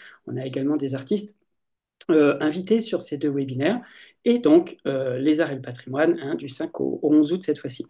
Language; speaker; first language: French; native; French